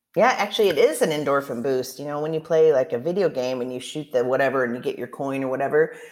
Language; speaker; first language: English; native; English